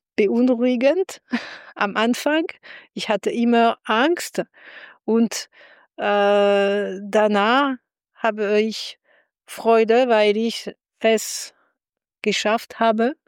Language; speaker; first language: German; non-native, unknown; French